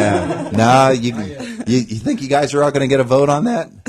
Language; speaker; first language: English; native; English